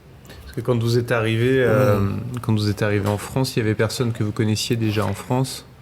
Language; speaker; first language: French; native; French